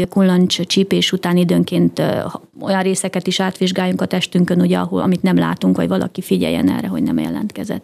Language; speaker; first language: Hungarian; native; Hungarian